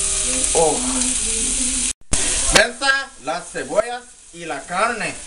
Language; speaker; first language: Spanish; non-native, learner; English